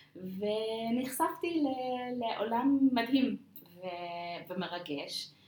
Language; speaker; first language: Hebrew; non-native, fluent; English